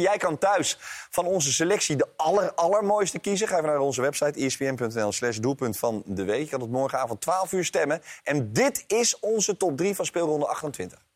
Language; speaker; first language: Dutch; native; Dutch